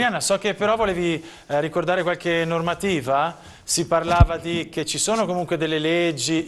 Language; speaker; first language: Italian; native; Italian